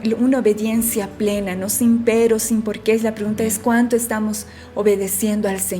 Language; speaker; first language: Spanish; native; Spanish